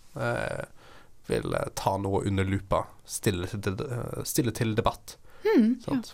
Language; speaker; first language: Norwegian; native; Norwegian